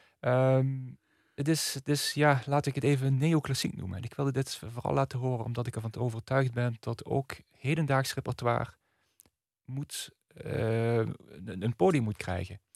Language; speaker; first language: Dutch; native; Dutch